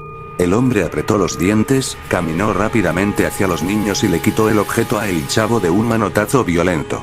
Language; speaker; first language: Spanish; native; Spanish